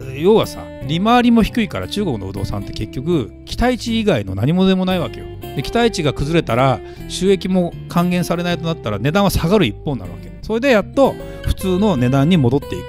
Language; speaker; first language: Japanese; native; Japanese